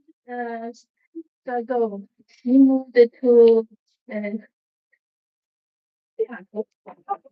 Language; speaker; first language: English; non-native, learner; Chinese